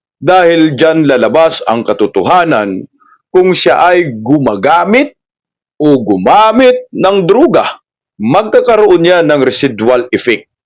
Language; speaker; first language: Filipino; non-native, local second language; Cebuano